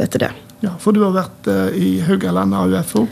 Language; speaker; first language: Norwegian; native; Norwegian